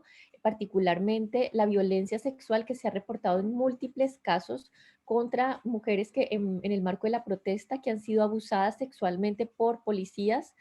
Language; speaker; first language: Spanish; native; Spanish